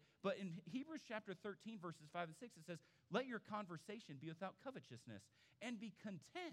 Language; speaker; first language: English; native; English